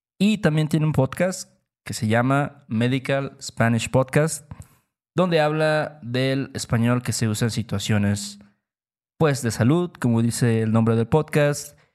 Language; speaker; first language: Spanish; native; Spanish